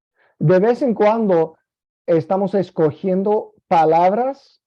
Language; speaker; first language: Spanish; non-native, fluent; English